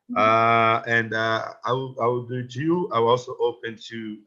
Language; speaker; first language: English; non-native, fluent; Portuguese